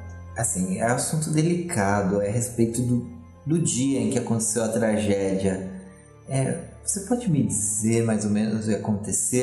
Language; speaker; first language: Portuguese; native; Portuguese